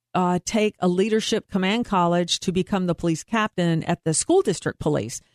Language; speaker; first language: English; native; English